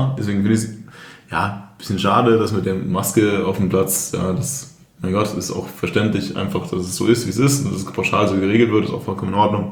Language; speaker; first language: German; native; German